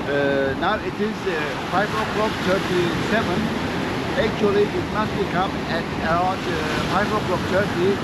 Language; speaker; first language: English; non-native, learner; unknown